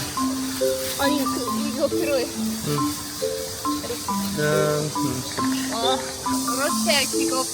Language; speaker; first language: Korean; non-native, learner; Russian